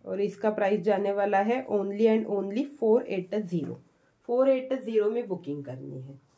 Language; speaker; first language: Hindi; non-native, local second language; Marathi